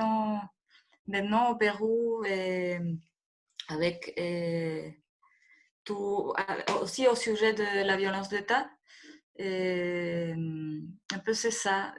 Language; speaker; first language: French; non-native, fluent; Spanish